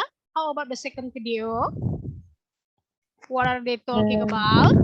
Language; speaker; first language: English; non-native, learner; Indonesian